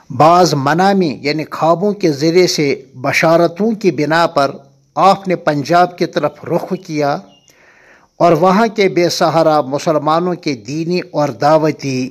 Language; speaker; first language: Urdu; non-native, local second language; Kashmiri